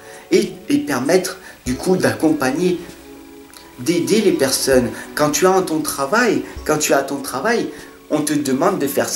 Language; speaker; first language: French; native; French